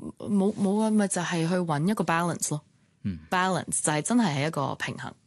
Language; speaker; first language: Cantonese; early bilingual, heritage; Cantonese